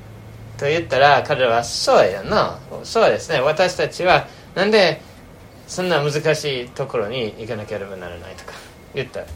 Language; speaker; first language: Japanese; non-native, fluent; English